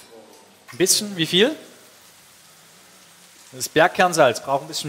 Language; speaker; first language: German; native; German